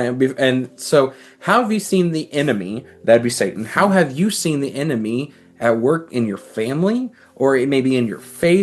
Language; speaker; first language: English; native; English